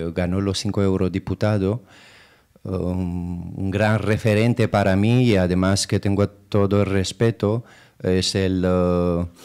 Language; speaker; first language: Spanish; non-native, fluent; Romanian